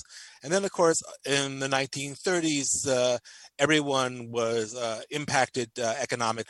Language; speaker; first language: English; native; English